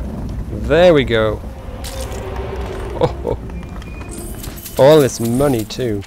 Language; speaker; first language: English; native; English